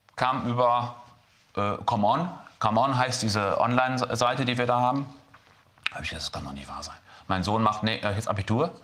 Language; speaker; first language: German; native; German